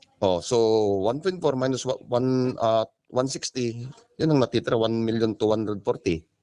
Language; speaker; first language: Filipino; native; Filipino